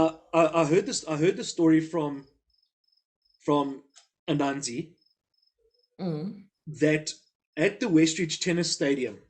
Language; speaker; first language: English; native; English